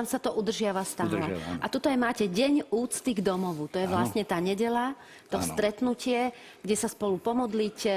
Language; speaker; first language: Slovak; native; Slovak